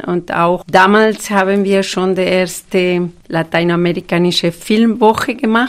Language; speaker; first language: German; non-native, fluent; Spanish